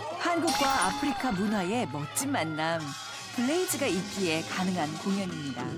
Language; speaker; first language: Korean; native; Korean